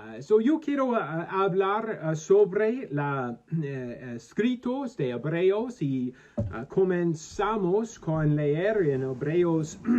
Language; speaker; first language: Spanish; non-native, learner; English